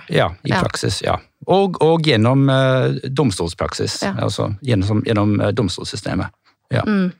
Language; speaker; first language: Norwegian; non-native, fluent; English